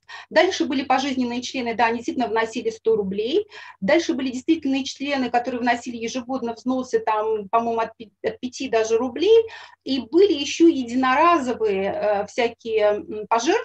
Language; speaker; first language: Russian; native; Russian